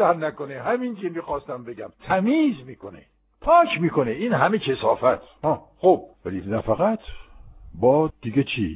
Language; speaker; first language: Persian; non-native, fluent; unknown